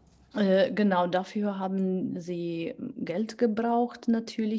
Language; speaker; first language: German; non-native, fluent; Georgian